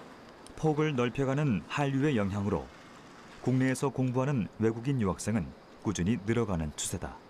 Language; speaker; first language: Korean; native; Korean